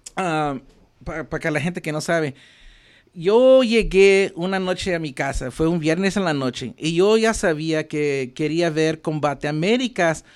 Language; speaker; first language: Spanish; early bilingual, heritage; Spanish